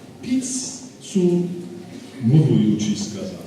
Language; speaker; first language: Ukrainian; non-native, fluent; English